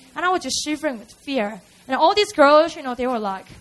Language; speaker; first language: English; non-native, fluent; Korean